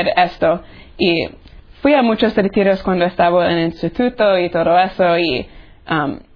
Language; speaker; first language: Spanish; non-native, fluent; English